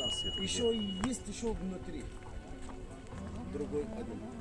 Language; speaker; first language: Russian; non-native, learner; Arabic